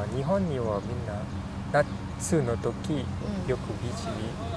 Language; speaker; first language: Japanese; non-native, learner; English